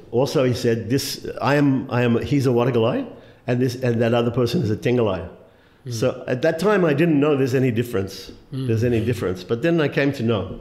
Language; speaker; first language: English; native; English